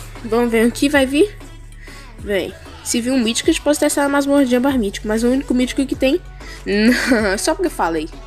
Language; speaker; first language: Portuguese; native; Portuguese